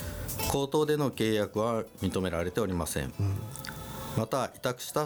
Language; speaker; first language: Japanese; native; Japanese